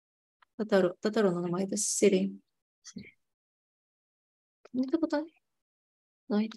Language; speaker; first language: Japanese; non-native, fluent; Tatar